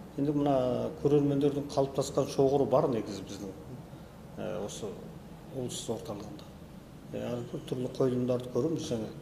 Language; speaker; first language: Kazakh; native; Kazakh